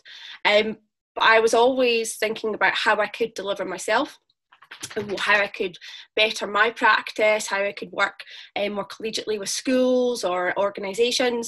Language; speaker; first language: English; native; English